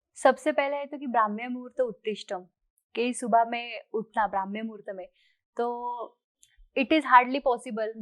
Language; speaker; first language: Hindi; non-native, local second language; Marathi